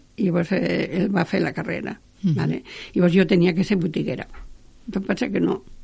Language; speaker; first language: Catalan; non-native, local second language; Spanish